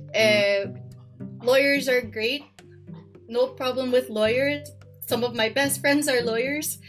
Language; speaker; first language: English; native; English